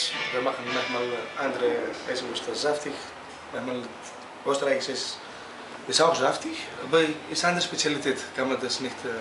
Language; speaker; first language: German; non-native, learner; Greek